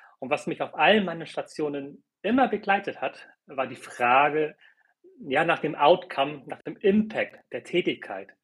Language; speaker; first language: German; early bilingual, other home language; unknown